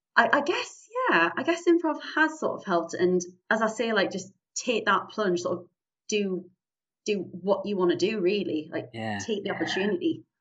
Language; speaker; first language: English; native; English